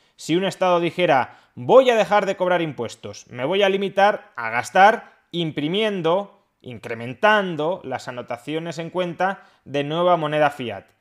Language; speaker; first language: Spanish; native; Spanish